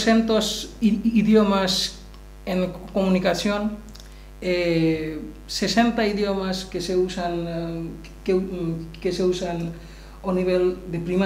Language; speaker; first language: Galician; non-native, learner; Bangla